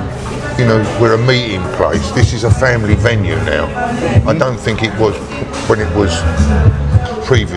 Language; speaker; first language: English; native; English